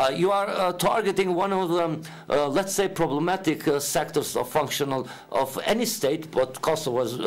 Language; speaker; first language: English; non-native, fluent; Albanian